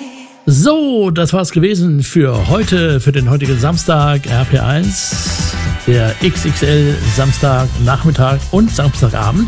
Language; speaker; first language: German; native; German